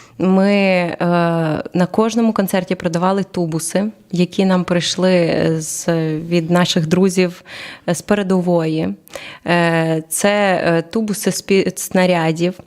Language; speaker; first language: Ukrainian; native; Ukrainian